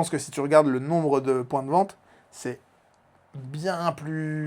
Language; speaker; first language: French; native; French